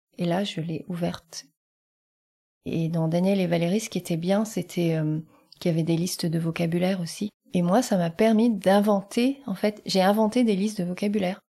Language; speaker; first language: French; early bilingual, other home language; Vietnamese